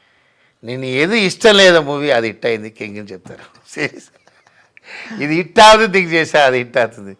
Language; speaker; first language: Telugu; non-native, learner; Tamil